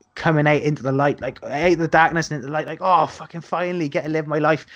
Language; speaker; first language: English; native; English